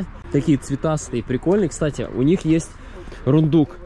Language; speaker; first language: Russian; native; Russian